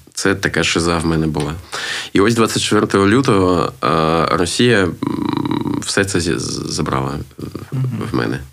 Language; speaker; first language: Ukrainian; non-native, local second language; Russian